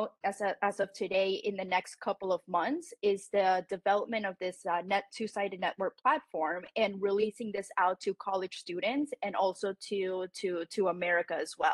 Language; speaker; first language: English; non-native, fluent; Spanish